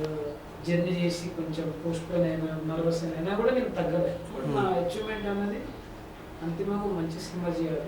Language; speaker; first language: Telugu; native; Telugu